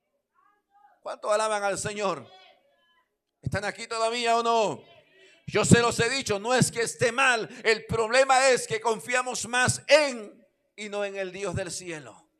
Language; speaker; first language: Spanish; native; Spanish